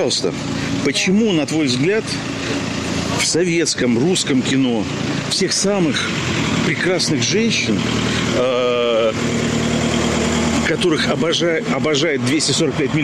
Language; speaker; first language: Russian; native; Russian